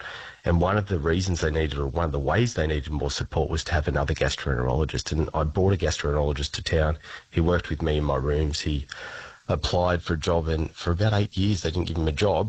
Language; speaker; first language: English; native; English